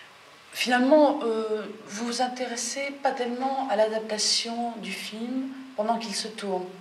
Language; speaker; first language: French; native; French